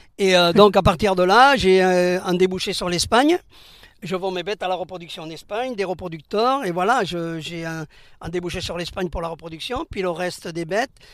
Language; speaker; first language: French; early bilingual, other home language; Spanish